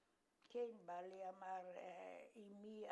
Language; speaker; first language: Hebrew; non-native, fluent; Polish